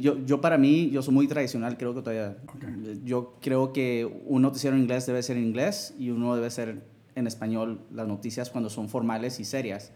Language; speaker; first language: Spanish; early bilingual, heritage; Spanish